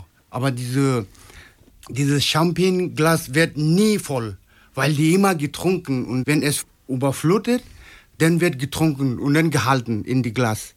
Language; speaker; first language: German; non-native, learner; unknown